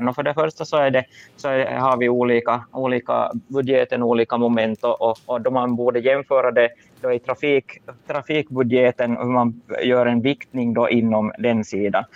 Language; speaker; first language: Swedish; native; Swedish